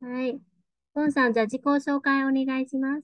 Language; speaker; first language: Japanese; non-native, fluent; Vietnamese